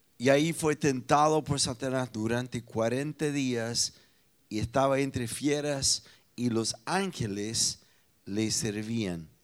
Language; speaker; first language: Spanish; non-native, fluent; English